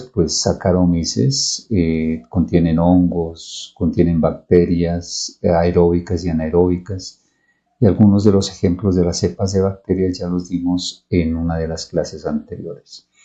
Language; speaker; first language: Spanish; native; Spanish